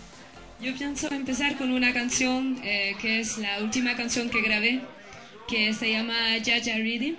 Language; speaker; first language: Spanish; non-native, learner; French